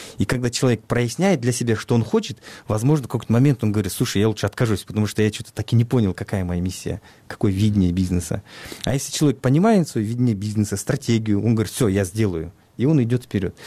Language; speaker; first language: Russian; non-native, local second language; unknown